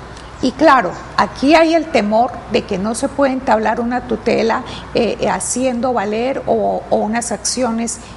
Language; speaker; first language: Spanish; native; Spanish